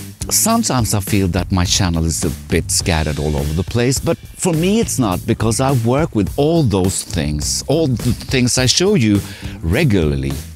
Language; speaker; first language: English; non-native, fluent; Swedish